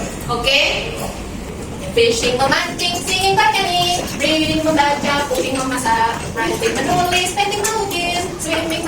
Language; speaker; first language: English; non-native, learner; Indonesian